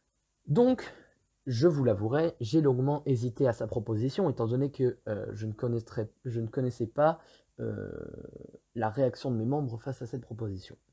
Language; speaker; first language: French; native; French